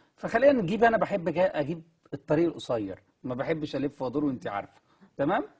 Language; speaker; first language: Egyptian Arabic; native; Egyptian Arabic